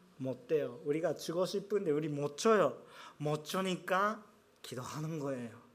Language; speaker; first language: Korean; non-native, fluent; Japanese